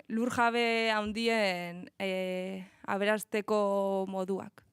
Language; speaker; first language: Basque; native; Basque